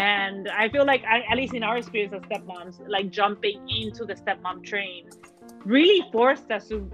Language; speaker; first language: English; early bilingual, other home language; Spanish